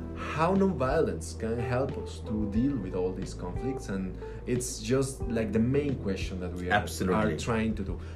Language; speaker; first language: English; non-native, fluent; Spanish